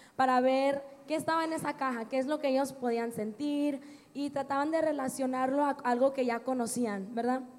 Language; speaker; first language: Spanish; early bilingual, other home language; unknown